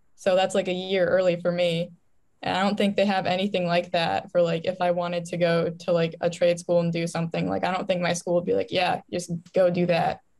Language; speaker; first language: English; native; English